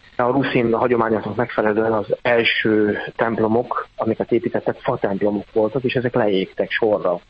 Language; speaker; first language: Hungarian; native; Hungarian